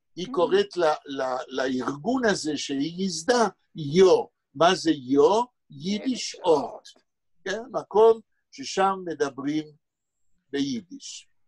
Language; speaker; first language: Hebrew; non-native, fluent; Yiddish